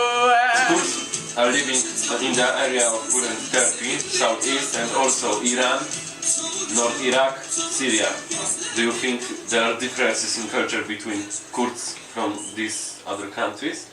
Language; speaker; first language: English; non-native, fluent; Polish